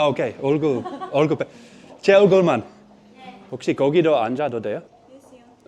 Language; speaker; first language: Korean; non-native, learner; Dutch